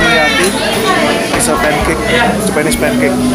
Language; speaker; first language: English; non-native, learner; Indonesian